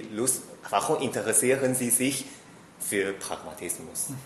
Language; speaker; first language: German; non-native, fluent; Chinese